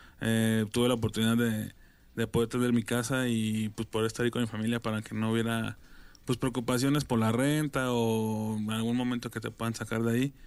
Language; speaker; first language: Spanish; native; Spanish